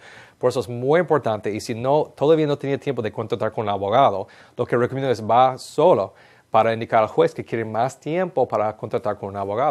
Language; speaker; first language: Spanish; non-native, fluent; English